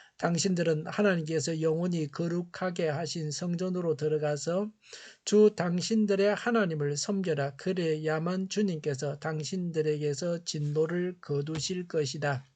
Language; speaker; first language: Korean; native; Korean